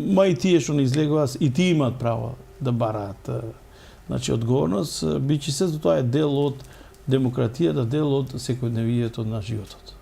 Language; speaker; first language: Macedonian; non-native, local second language; Romany